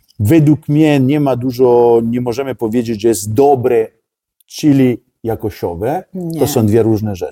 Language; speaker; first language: Polish; non-native, learner; Italian